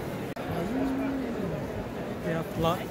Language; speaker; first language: Danish; non-native, learner; Thai